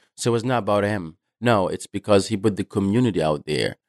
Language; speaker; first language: English; non-native, fluent; Arabic